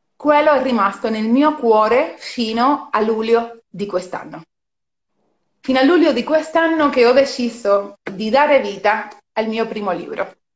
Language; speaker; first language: Italian; non-native, fluent; Spanish